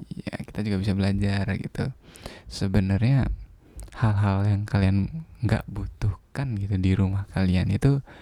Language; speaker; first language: Indonesian; non-native, local second language; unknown